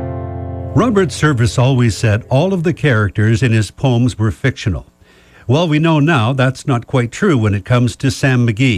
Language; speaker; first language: English; native; English